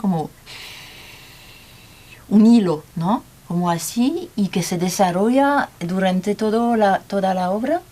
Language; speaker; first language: Spanish; non-native, learner; French